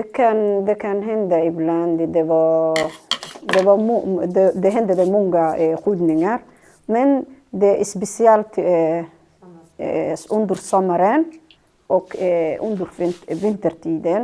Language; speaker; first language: Swedish; non-native, learner; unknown